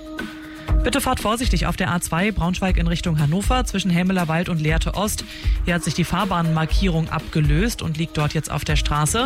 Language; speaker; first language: German; native; German